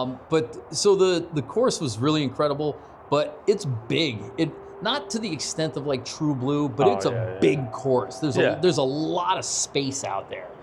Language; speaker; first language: English; native; English